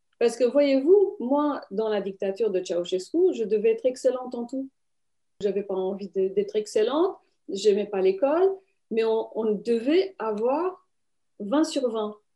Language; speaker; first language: French; non-native, fluent; Romanian